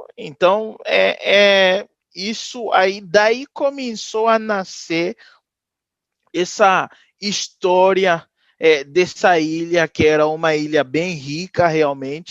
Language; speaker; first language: Portuguese; non-native, fluent; Haitian Creole